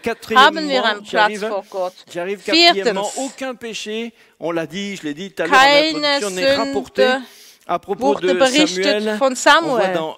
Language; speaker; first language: German; non-native, fluent; French